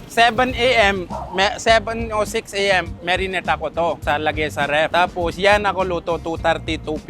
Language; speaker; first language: Filipino; non-native, learner; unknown